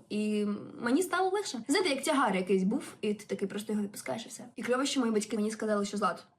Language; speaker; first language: Ukrainian; non-native, local second language; Russian